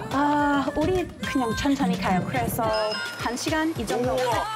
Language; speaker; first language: Korean; non-native, learner; English